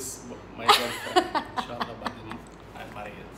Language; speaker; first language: English; non-native, learner; Arabic